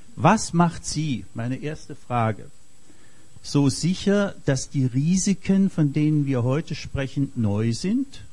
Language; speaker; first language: German; native; German